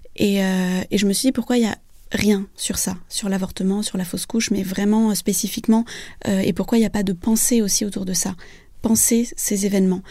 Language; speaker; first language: French; early bilingual, other home language; Vietnamese